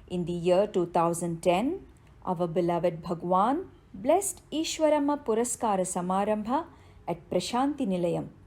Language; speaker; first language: English; non-native, local second language; Kannada